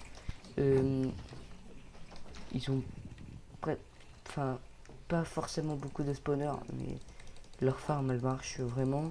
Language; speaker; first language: French; native; French